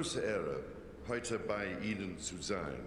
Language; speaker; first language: German; non-native, fluent; English